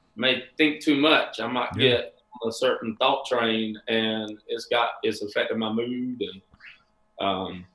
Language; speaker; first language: English; native; English